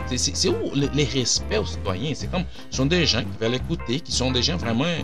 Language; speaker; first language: French; non-native, fluent; Portuguese